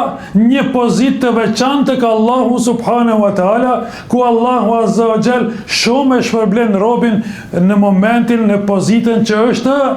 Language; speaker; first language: Albanian; native; Albanian